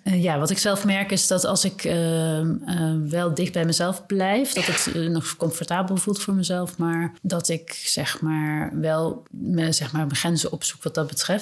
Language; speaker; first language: Dutch; native; Dutch